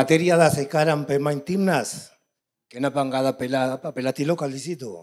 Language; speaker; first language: Indonesian; non-native, fluent; Spanish